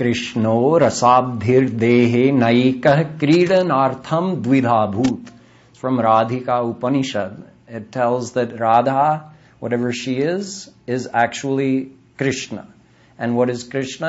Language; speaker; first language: English; native; English